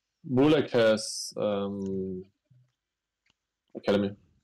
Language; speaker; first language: English; non-native, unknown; German